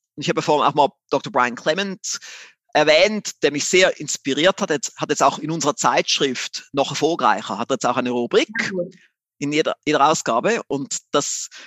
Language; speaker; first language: German; native; German